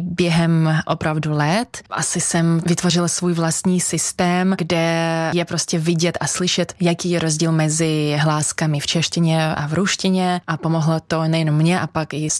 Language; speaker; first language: Czech; non-native, fluent; Russian